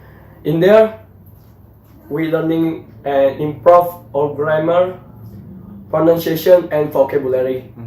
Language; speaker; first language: English; non-native, learner; Indonesian